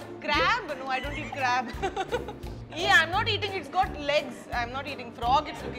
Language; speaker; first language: Telugu; non-native, local second language; Bangla